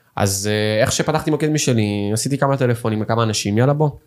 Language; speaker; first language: Hebrew; native; Hebrew